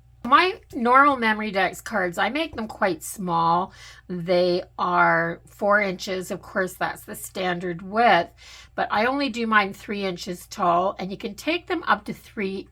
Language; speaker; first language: English; native; English